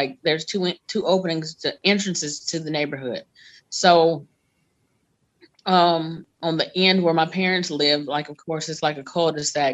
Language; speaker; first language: English; native; English